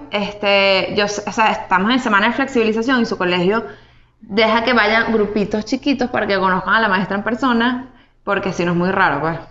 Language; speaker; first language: Spanish; native; Spanish